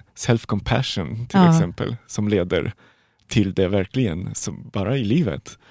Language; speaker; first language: Swedish; non-native, fluent; Polish